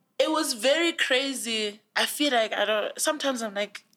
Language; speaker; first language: English; non-native, local second language; Zulu